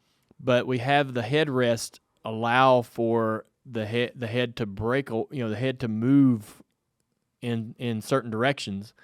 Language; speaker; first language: English; native; English